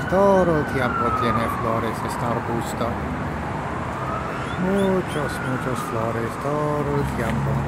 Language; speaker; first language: Spanish; non-native, learner; English